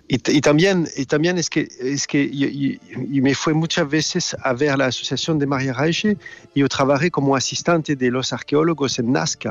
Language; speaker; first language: Spanish; non-native, learner; French